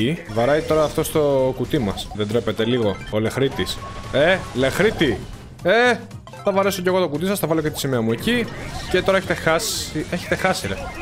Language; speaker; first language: Greek; native; Greek